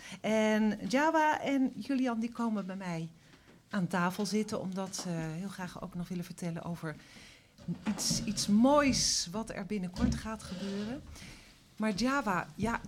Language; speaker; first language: Dutch; native; Dutch